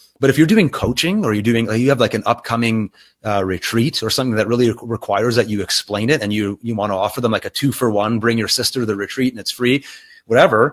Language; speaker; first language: English; native; English